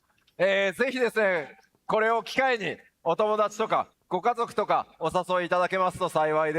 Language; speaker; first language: Japanese; native; Japanese